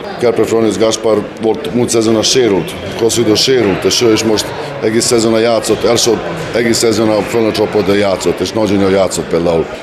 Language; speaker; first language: Hungarian; non-native, local second language; Serbian